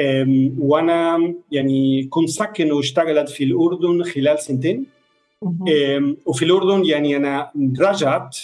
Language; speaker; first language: Arabic; non-native, fluent; Spanish